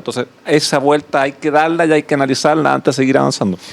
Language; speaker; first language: Spanish; native; Spanish